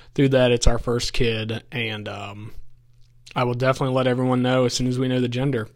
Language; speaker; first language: English; native; English